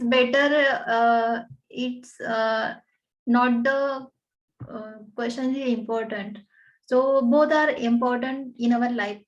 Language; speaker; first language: English; non-native, learner; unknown